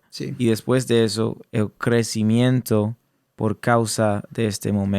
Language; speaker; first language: Spanish; early bilingual, heritage; English